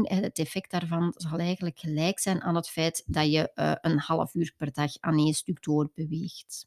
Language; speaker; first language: Dutch; native; Dutch